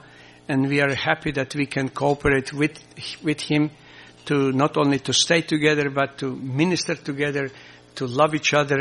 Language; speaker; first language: English; non-native, fluent; Croatian